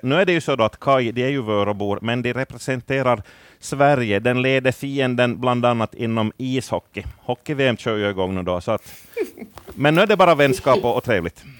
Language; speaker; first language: Swedish; native; Swedish